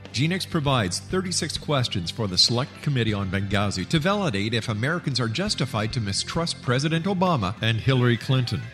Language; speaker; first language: English; native; English